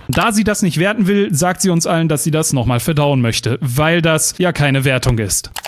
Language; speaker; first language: German; native; German